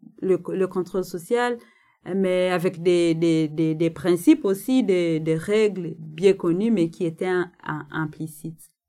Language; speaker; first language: French; non-native, local second language; Nande